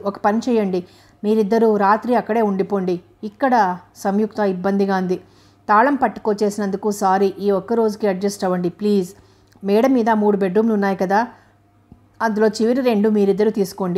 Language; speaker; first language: Telugu; native; Telugu